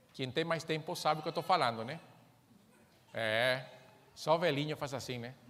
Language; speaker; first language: Portuguese; non-native, fluent; Spanish